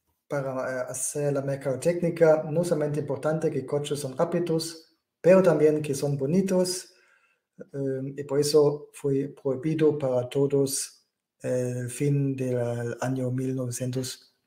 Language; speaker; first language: Spanish; non-native, fluent; German